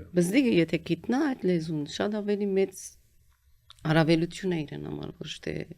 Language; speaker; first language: Armenian; early bilingual, heritage; Armenian